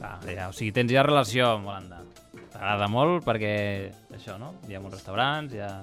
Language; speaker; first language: Catalan; native; Catalan